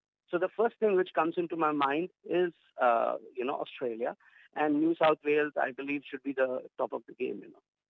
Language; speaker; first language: English; non-native, local second language; Gujarati